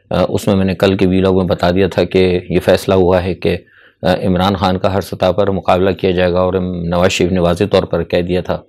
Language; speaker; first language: Urdu; native; Urdu